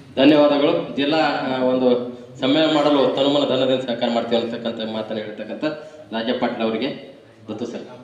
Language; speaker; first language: Kannada; native; Kannada